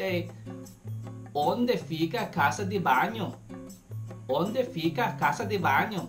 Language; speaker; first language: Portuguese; non-native, learner; Filipino